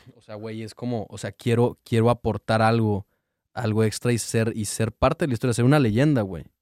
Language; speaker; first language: Spanish; native; Spanish